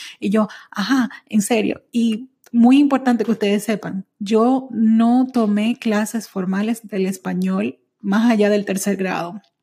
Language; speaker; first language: Spanish; early bilingual, heritage; Spanish